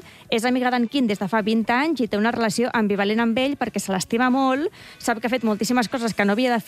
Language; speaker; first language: Catalan; native; Catalan